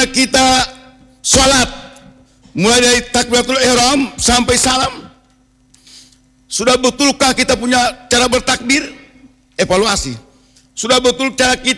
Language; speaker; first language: Indonesian; non-native, local second language; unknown